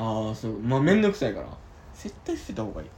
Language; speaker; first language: Japanese; native; Japanese